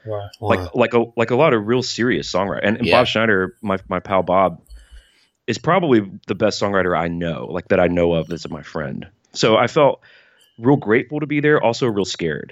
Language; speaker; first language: English; native; English